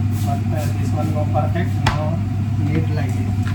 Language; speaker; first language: English; non-native, learner; Hindi